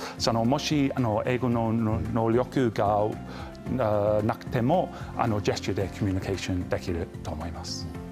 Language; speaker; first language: Japanese; non-native, fluent; English